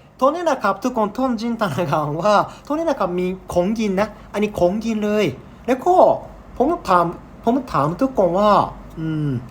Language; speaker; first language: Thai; non-native, learner; Japanese